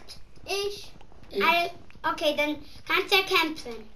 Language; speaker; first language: German; non-native, learner; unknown